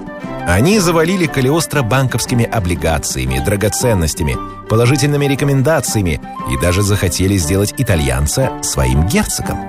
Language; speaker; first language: Russian; native; Russian